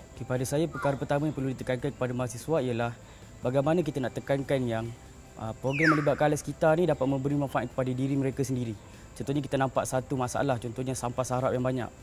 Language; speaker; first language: Malay; native; Malay